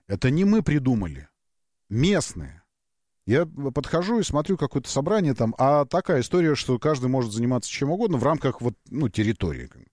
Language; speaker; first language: Russian; native; Russian